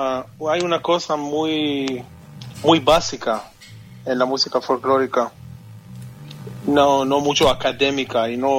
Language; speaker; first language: Spanish; non-native, fluent; Hebrew